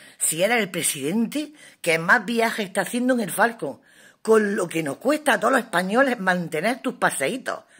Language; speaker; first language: Spanish; native; Spanish